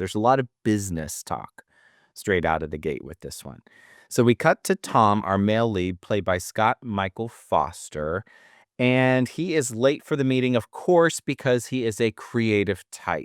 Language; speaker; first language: English; native; English